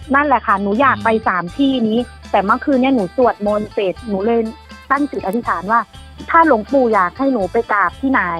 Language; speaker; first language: Thai; native; Thai